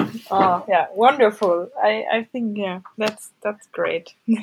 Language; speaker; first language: English; non-native, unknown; German